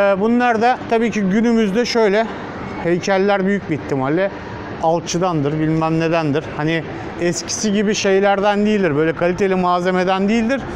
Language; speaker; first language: Turkish; native; Turkish